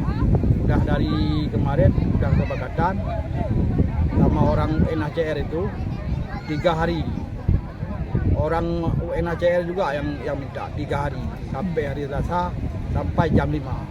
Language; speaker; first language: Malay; non-native, local second language; Achinese